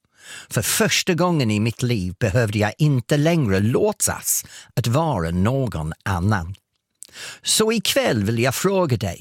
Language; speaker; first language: Swedish; non-native, fluent; English